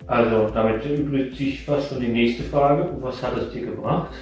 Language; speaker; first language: German; native; German